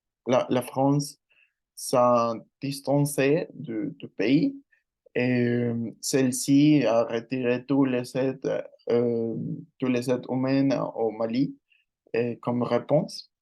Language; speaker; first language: French; non-native, learner; Spanish